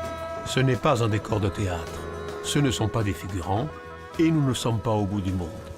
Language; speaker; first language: French; native; French